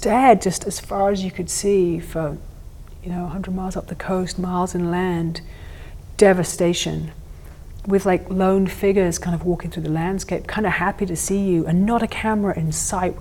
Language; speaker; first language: English; native; English